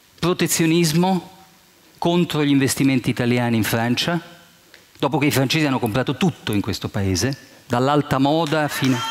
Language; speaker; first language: Italian; early bilingual, heritage; Italian